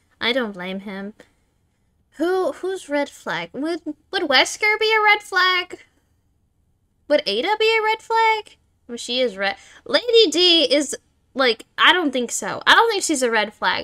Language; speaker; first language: English; native; English